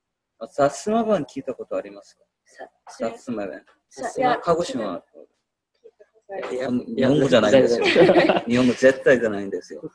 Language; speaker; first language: Japanese; non-native, learner; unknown